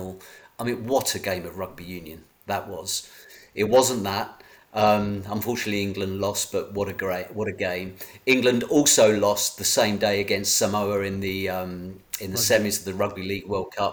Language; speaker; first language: English; native; English